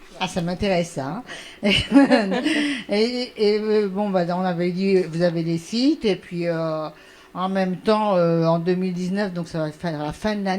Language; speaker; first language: French; native; French